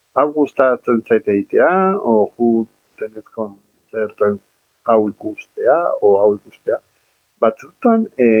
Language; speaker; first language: Basque; native; Basque